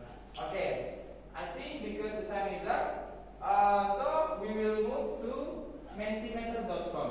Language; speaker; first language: English; non-native, fluent; Indonesian